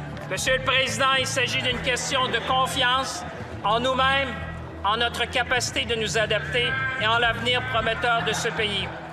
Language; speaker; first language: French; native; French